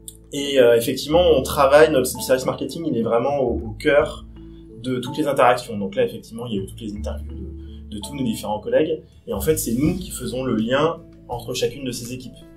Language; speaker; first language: French; native; French